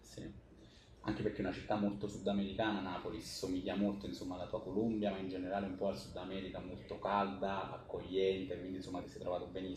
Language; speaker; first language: Italian; native; Italian